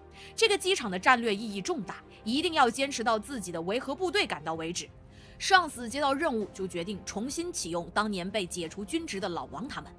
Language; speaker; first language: Chinese; native; Chinese